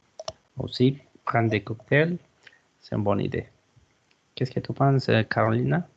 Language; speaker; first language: French; non-native, learner; Spanish